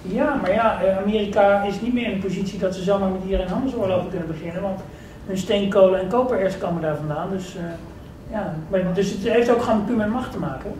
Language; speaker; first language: Dutch; native; Dutch